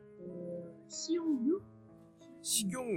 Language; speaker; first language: Korean; non-native, learner; Chinese